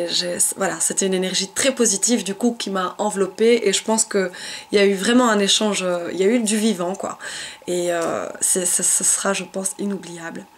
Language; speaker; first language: French; native; French